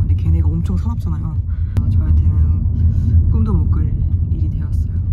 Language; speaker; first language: Korean; native; Korean